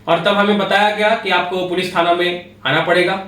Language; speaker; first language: Hindi; non-native, local second language; Marathi